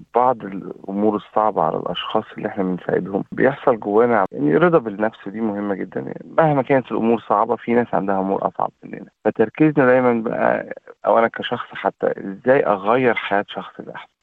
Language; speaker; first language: Arabic; native; Arabic